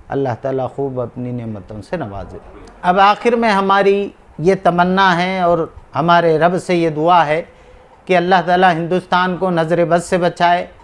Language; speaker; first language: Hindi; native; Hindi